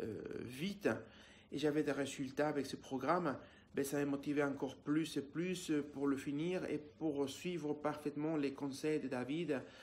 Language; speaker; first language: French; non-native, fluent; Spanish